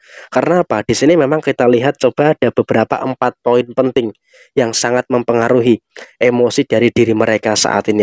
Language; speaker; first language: Indonesian; native; Indonesian